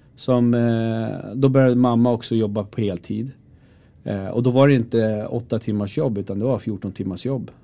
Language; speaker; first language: Swedish; early bilingual, other home language; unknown